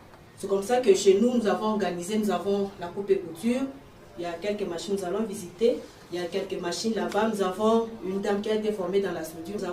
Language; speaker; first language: French; native; French